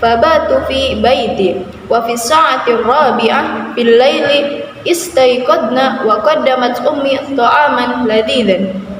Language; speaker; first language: Arabic; non-native, learner; Indonesian